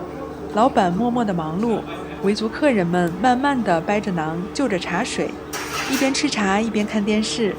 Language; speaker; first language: Chinese; native; Chinese